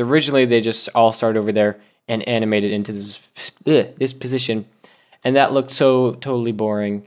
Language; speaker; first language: English; native; English